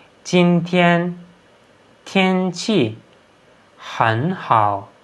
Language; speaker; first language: Chinese; non-native, fluent; Turkmen